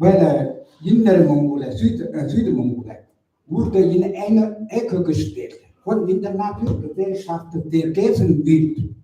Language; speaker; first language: German; non-native, learner; Mongolian